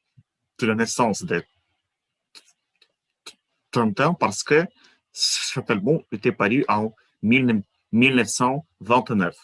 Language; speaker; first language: French; non-native, fluent; Ukrainian